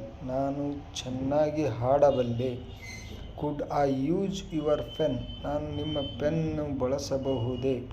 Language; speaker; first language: Kannada; native; Kannada